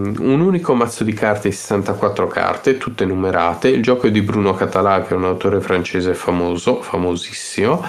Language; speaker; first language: Italian; native; Italian